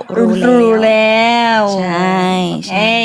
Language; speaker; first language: Thai; non-native, learner; Chinese